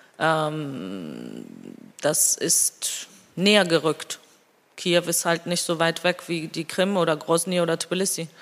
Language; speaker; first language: German; non-native, fluent; Georgian